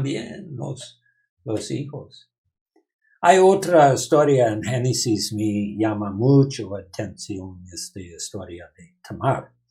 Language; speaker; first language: Spanish; non-native, learner; English